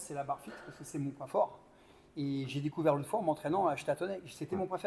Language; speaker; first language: French; native; French